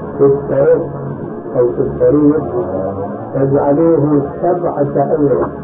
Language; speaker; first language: Arabic; early bilingual, other home language; Albanian